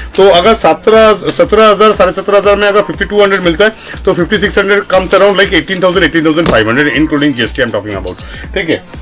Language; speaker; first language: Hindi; non-native, local second language; Bangla